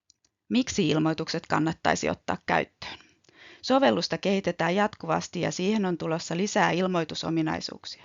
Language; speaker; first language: Finnish; native; Finnish